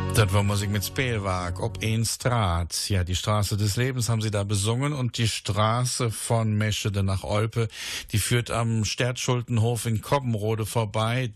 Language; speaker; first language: German; native; German